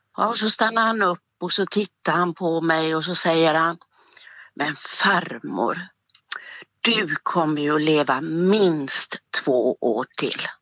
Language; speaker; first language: Swedish; native; Swedish